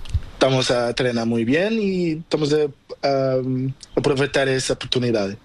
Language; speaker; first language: Spanish; non-native, learner; Portuguese